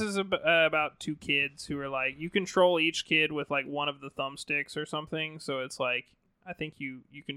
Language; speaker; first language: English; native; English